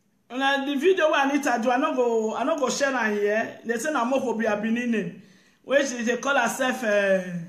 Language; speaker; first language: English; non-native, local second language; Bini